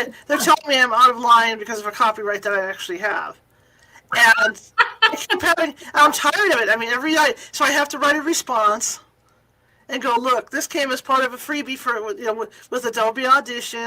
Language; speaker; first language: English; native; English